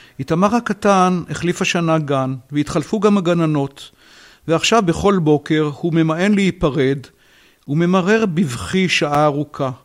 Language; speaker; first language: Hebrew; native; Hebrew